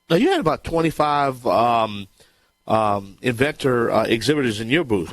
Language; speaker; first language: English; native; English